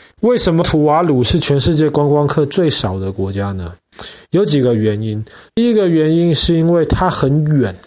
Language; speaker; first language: Chinese; native; Chinese